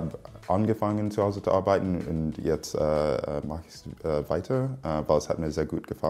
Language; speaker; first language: German; non-native, fluent; English